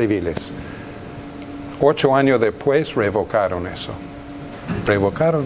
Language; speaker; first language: Spanish; non-native, fluent; English